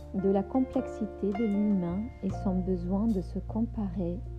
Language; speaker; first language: French; non-native, fluent; German